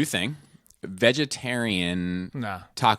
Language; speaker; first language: English; native; English